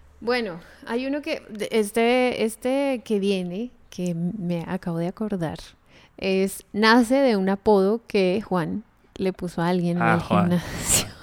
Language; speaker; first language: Spanish; native; Spanish